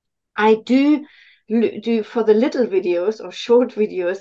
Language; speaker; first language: English; non-native, fluent; German